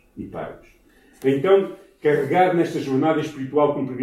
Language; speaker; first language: Portuguese; native; Portuguese